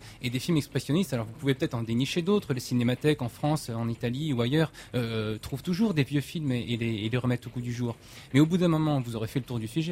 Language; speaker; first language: French; native; French